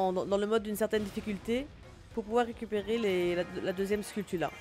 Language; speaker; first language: French; native; French